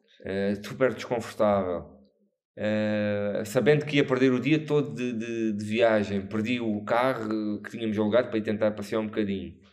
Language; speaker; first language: Portuguese; native; Portuguese